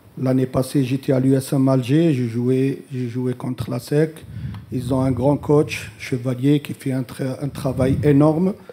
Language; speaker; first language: French; non-native, local second language; Arabic